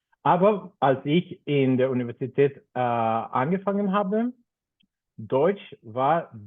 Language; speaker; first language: German; non-native, fluent; Spanish